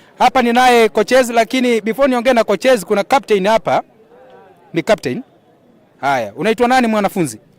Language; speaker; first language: Swahili; non-native, local second language; Gusii